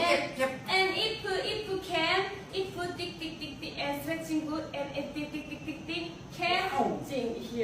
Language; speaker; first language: English; non-native, learner; Korean